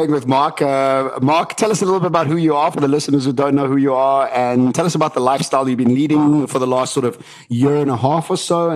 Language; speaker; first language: English; native; English